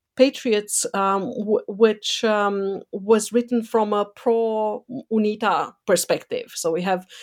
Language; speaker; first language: English; non-native, fluent; Romanian